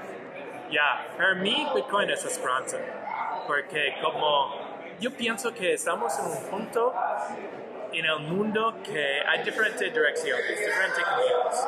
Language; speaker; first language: Spanish; non-native, learner; English